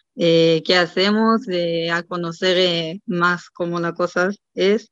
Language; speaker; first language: Spanish; non-native, learner; Hebrew